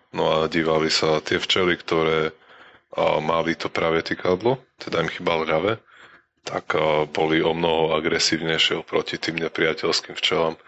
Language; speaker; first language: Slovak; native; Slovak